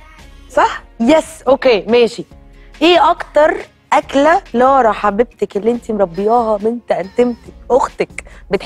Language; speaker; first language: Arabic; native; Arabic